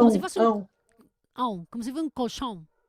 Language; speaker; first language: Portuguese; non-native, learner; Spanish